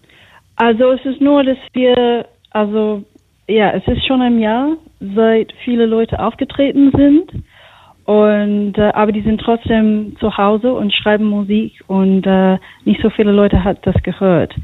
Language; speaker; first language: German; non-native, fluent; English